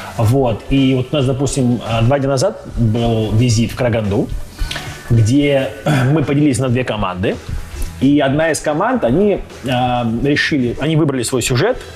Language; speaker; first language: Russian; native; Russian